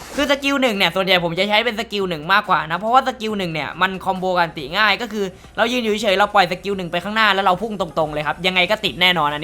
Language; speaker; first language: Thai; native; Thai